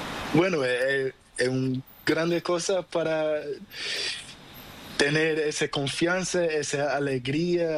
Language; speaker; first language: Spanish; non-native, learner; Portuguese